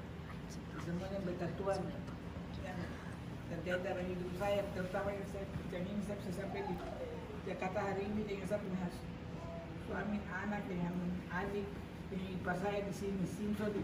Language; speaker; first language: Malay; non-native, local second language; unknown